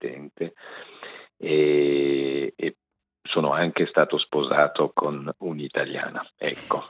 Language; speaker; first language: Italian; non-native, local second language; French